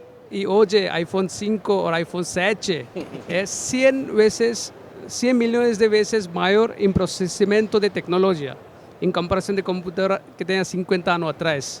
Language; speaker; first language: Portuguese; non-native, learner; Hindi